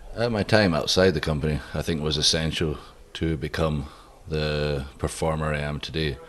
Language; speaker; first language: English; native; English